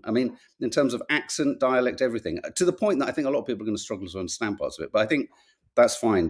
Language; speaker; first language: English; native; English